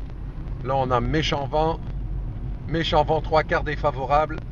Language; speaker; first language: French; native; French